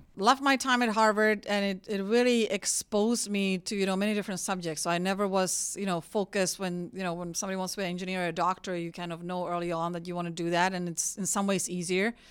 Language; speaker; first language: English; non-native, fluent; Czech